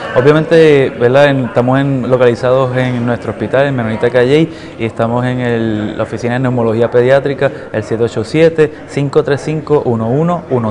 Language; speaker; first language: Spanish; native; Spanish